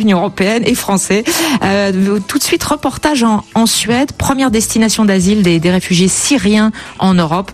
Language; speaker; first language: French; native; French